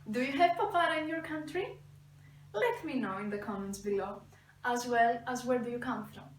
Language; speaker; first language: English; non-native, fluent; Greek